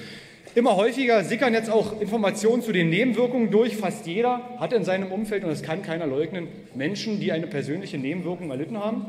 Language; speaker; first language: German; native; German